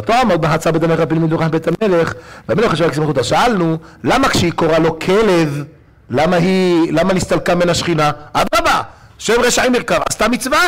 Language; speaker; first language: Hebrew; native; Hebrew